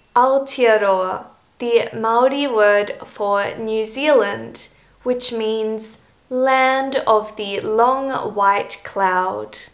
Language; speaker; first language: English; native; English